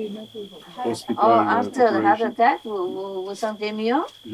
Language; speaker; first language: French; non-native, learner; Vietnamese